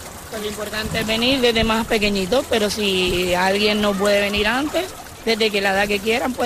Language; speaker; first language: Spanish; native; Spanish